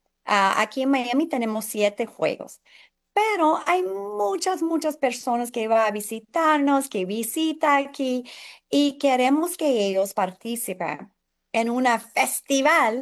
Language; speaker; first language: Spanish; non-native, fluent; English